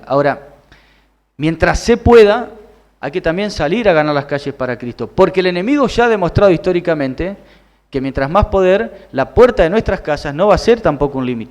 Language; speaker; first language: Spanish; native; Spanish